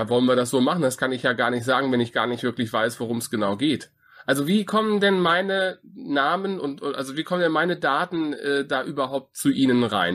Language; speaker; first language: German; native; German